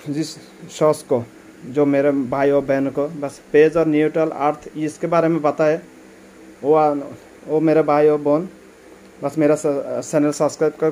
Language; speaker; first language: Hindi; non-native, fluent; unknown